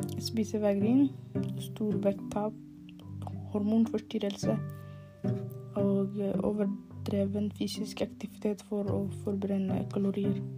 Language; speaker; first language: Norwegian; non-native, learner; Arabic